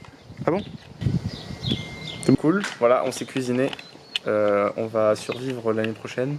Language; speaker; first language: French; native; French